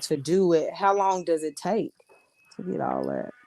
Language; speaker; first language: English; native; English